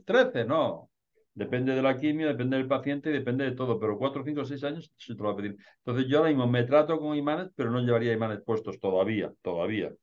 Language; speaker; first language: Spanish; native; Spanish